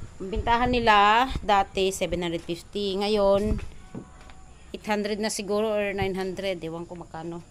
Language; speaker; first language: Filipino; non-native, local second language; Iloko